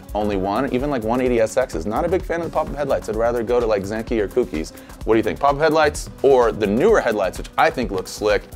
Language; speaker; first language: English; native; English